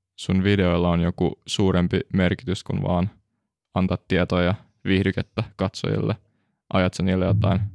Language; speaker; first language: Finnish; native; Finnish